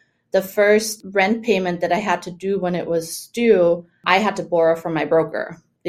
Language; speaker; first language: English; non-native, fluent; German